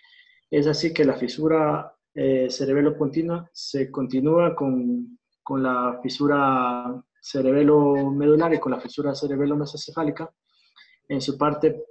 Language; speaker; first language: Spanish; native; Spanish